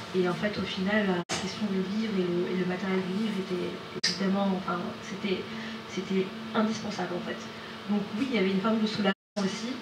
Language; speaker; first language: French; native; French